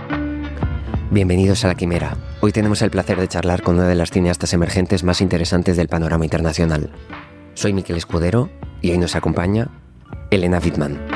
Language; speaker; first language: Spanish; native; Spanish